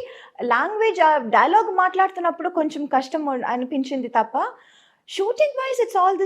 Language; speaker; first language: Telugu; non-native, local second language; Tamil